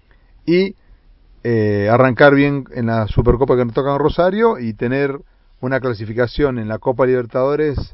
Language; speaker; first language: Spanish; native; Spanish